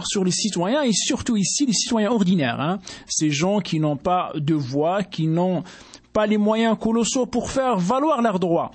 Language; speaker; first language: French; native; French